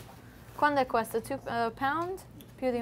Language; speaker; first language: Italian; early bilingual, heritage; English